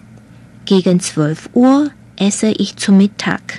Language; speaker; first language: German; non-native, fluent; Chinese